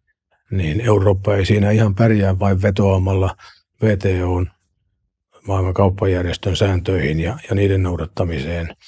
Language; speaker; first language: Finnish; native; Finnish